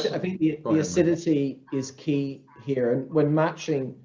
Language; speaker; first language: English; native; English